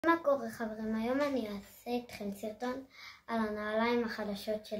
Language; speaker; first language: Hebrew; native; Hebrew